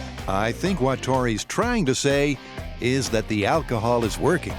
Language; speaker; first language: English; native; English